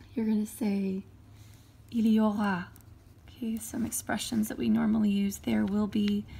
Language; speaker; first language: English; native; English